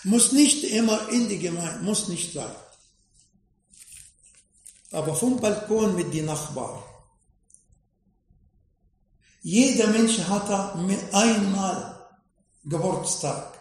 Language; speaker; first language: German; non-native, fluent; Arabic